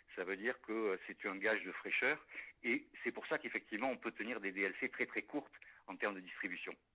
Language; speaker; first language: French; native; French